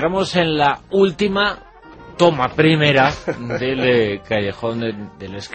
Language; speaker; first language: Spanish; native; Spanish